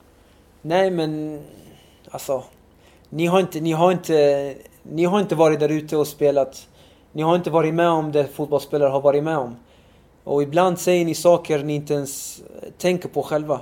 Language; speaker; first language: Swedish; early bilingual, other home language; Arabic